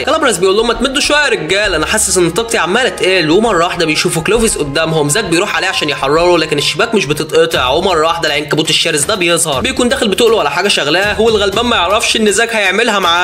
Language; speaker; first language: Arabic; native; Arabic